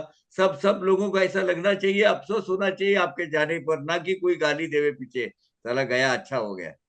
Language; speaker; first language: Hindi; native; Hindi